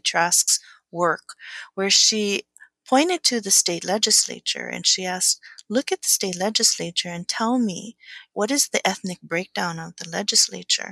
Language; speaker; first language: English; native; English